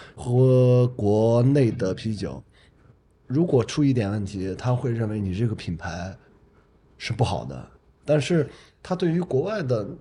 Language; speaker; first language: Chinese; native; Chinese